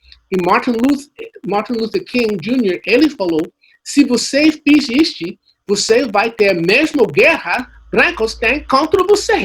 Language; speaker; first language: Portuguese; non-native, learner; English